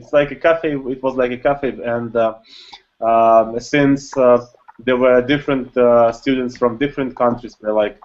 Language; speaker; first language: English; non-native, learner; Russian